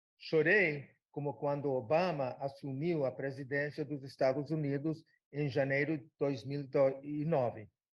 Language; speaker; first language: Portuguese; non-native, fluent; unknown